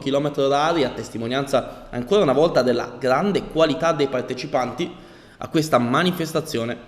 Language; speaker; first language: Italian; native; Italian